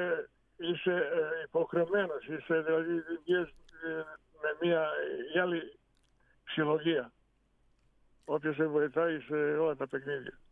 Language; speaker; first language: Greek; non-native, fluent; Bosnian